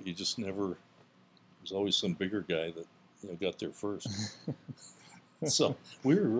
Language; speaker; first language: English; native; English